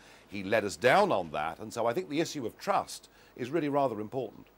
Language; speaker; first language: English; native; English